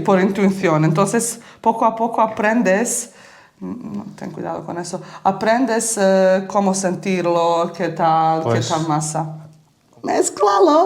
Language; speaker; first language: Spanish; early bilingual, heritage; Bosnian